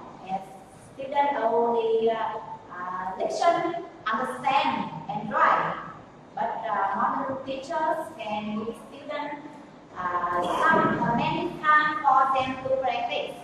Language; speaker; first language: English; non-native, learner; Vietnamese